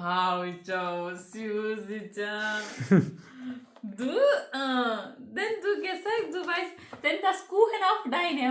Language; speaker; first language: German; non-native, learner; Malayalam